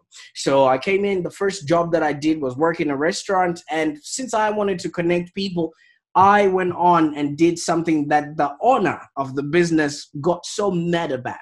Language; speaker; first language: English; non-native, local second language; Shona